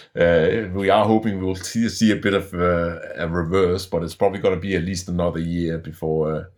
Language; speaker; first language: English; non-native, fluent; Danish